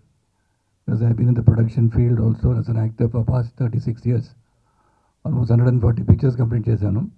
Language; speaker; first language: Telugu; non-native, fluent; Tamil